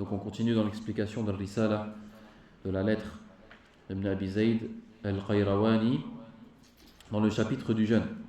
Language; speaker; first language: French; native; French